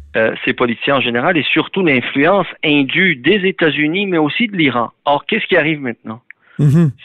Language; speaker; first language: French; early bilingual, other home language; Persian